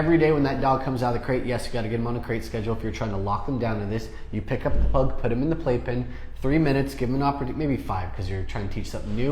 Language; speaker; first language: English; native; English